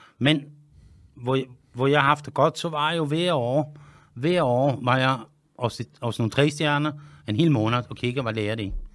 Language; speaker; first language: Danish; non-native, fluent; French